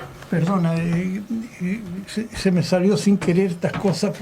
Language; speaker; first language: Spanish; native; Spanish